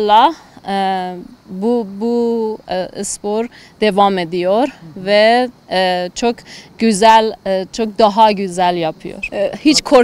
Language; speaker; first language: Turkish; non-native, learner; Persian